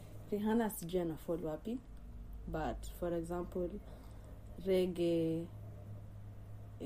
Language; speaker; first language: English; non-native, local second language; Swahili